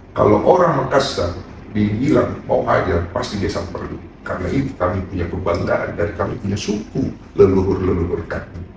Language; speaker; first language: Indonesian; native; Indonesian